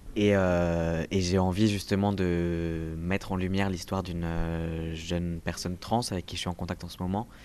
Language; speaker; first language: French; native; French